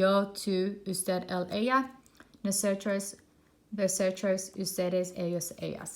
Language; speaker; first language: Spanish; non-native, fluent; English